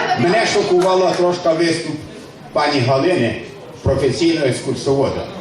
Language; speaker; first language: Ukrainian; native; Ukrainian